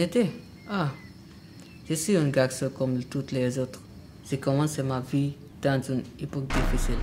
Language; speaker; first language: French; non-native, learner; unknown